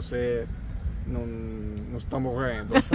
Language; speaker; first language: Portuguese; non-native, fluent; Italian